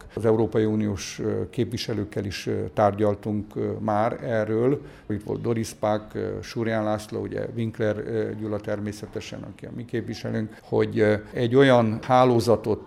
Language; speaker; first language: Hungarian; native; Hungarian